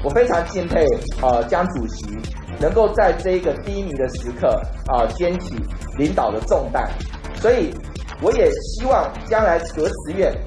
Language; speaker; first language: Chinese; native; Chinese